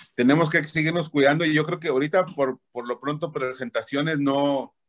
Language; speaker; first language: Spanish; native; Spanish